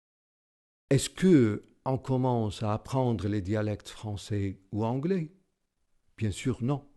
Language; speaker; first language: French; non-native, local second language; Arabic